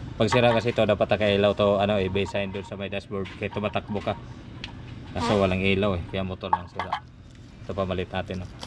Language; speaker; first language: Filipino; non-native, local second language; Masbatenyo